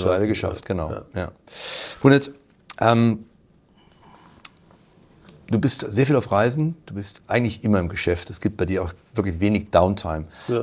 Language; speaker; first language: German; native; German